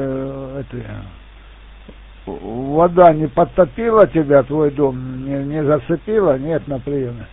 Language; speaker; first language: Russian; native; Russian